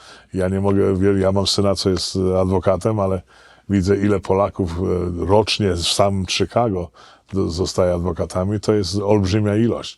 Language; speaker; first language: Polish; early bilingual, heritage; Polish